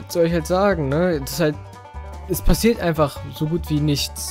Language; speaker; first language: German; native; German